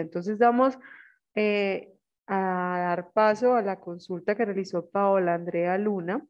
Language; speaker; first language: Spanish; native; Spanish